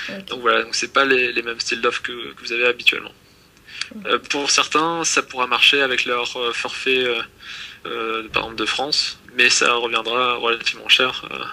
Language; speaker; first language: French; native; French